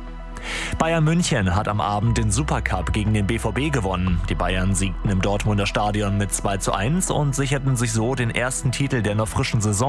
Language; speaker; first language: German; native; German